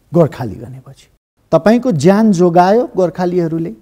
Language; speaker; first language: Nepali; native; Nepali